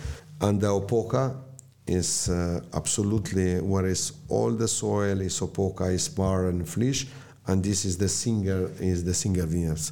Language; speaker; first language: English; non-native, learner; Slovenian